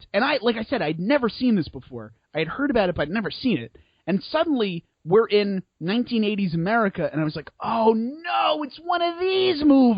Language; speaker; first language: English; native; English